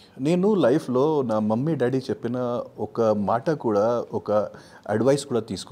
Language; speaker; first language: Telugu; non-native, fluent; Hindi